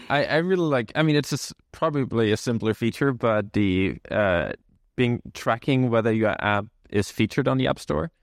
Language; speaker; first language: English; non-native, fluent; German